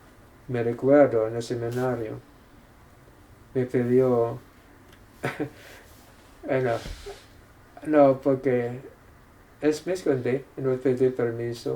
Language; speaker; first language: Spanish; non-native, fluent; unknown